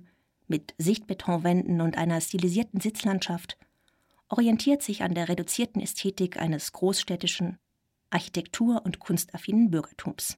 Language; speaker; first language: German; native; German